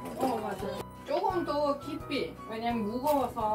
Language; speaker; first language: Korean; non-native, fluent; Russian